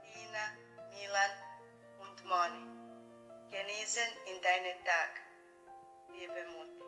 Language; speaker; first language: German; non-native, learner; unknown